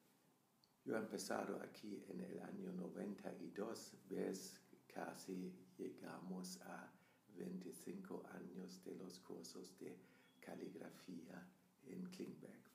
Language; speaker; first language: Spanish; non-native, fluent; German